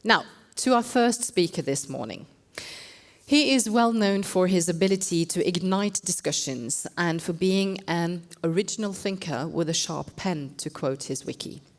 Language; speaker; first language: English; non-native, fluent; Norwegian